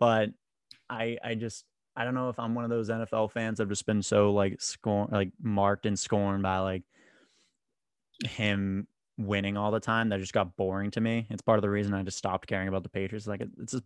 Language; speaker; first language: English; native; English